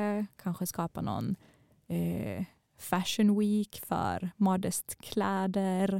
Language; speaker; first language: Swedish; early bilingual, other home language; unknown